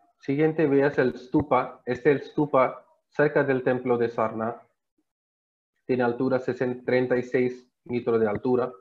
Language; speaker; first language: Spanish; non-native, learner; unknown